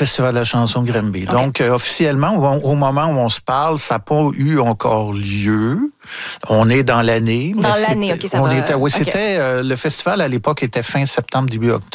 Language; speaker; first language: French; native; French